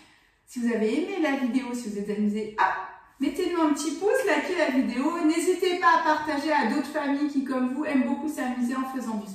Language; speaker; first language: French; native; French